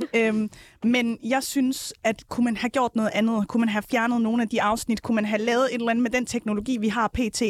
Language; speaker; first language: Danish; early bilingual, other home language; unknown